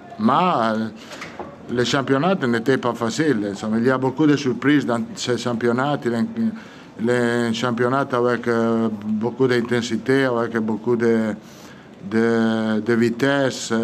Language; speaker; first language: French; non-native, fluent; Italian